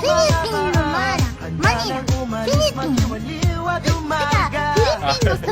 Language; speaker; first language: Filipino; non-native, learner; Japanese